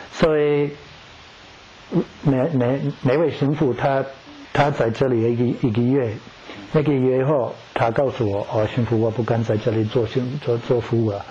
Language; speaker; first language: Chinese; non-native, fluent; English